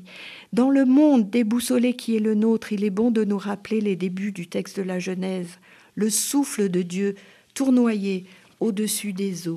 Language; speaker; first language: French; native; French